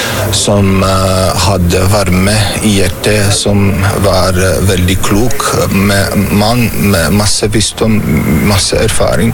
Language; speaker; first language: Norwegian; non-native, fluent; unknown